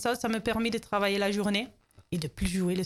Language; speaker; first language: French; non-native, local second language; Dutch